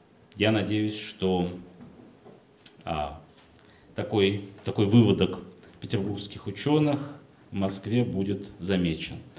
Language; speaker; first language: Russian; native; Russian